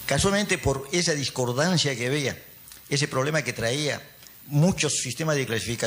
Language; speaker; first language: Spanish; native; Spanish